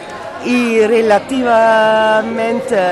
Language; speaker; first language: Spanish; non-native, fluent; Dutch